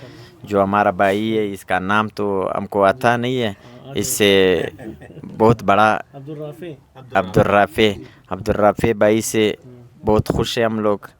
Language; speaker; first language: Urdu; non-native, local second language; Pashto